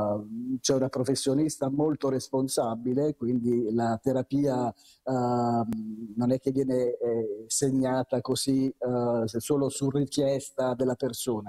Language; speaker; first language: Italian; native; Italian